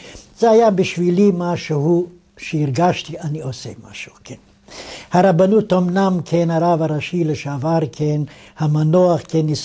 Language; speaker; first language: Hebrew; non-native, fluent; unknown